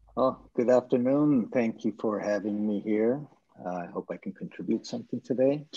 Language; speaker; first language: English; non-native, fluent; Japanese